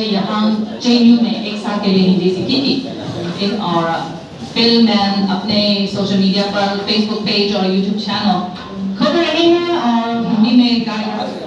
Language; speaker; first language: Hindi; non-native, fluent; Chinese